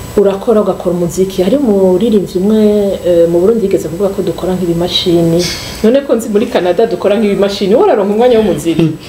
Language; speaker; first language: Rundi; native; Rundi